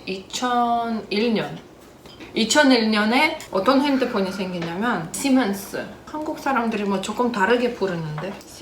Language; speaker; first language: Korean; non-native, fluent; Russian